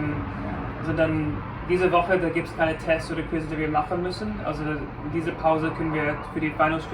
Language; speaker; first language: German; non-native, fluent; English